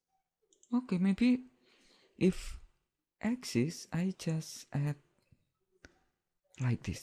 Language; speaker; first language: English; non-native, learner; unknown